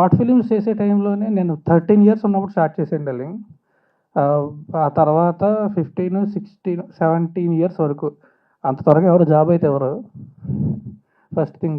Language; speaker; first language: Telugu; native; Telugu